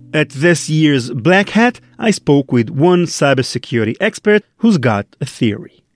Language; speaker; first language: English; non-native, fluent; Hebrew